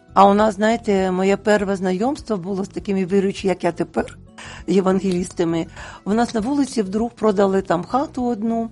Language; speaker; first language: Ukrainian; non-native, local second language; Russian